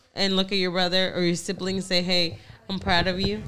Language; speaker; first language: English; early bilingual, other home language; Spanish